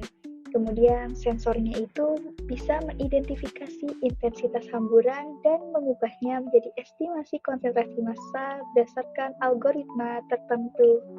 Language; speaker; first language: Indonesian; native; Indonesian